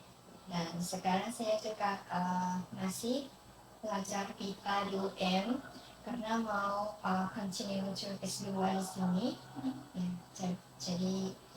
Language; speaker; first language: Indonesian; non-native, fluent; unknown